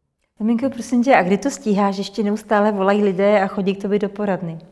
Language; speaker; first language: Czech; native; Czech